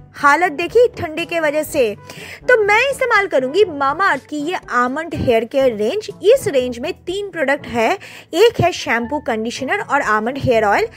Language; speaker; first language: Hindi; non-native, local second language; Bangla